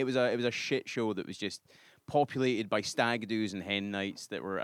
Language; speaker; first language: English; native; English